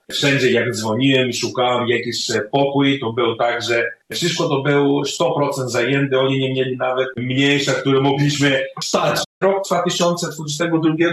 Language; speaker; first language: Polish; non-native, fluent; Greek